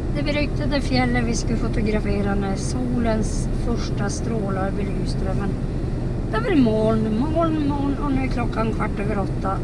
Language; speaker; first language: Swedish; native; Swedish